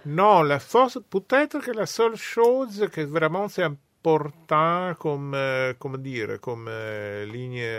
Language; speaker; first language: French; non-native, fluent; Italian